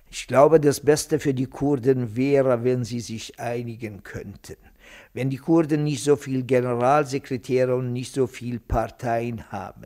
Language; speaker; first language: German; non-native, fluent; Kurdish